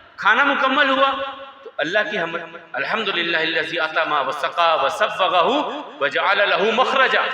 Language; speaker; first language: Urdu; non-native, local second language; Punjabi